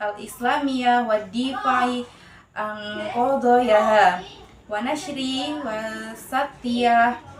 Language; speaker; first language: Arabic; non-native, learner; Indonesian